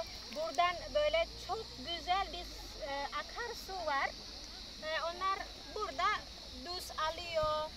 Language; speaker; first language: Turkish; non-native, learner; Indonesian